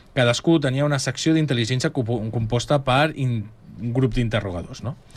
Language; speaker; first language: Catalan; native; Catalan